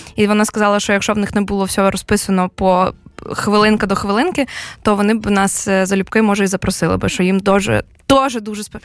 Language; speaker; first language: Ukrainian; native; Ukrainian